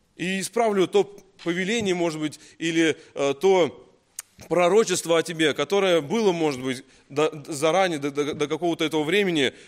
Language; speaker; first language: Russian; native; Russian